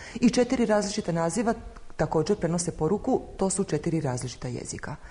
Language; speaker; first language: Croatian; native; Croatian